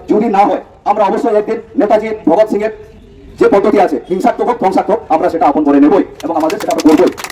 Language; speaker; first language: Bangla; non-native, local second language; Santali